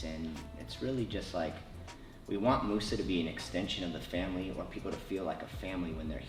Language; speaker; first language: English; native; English